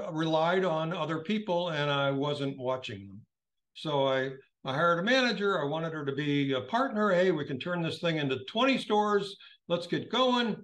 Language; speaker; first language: English; native; English